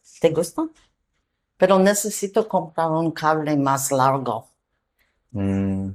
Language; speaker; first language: Spanish; non-native, learner; English